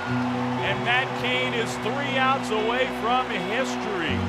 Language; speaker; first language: English; native; English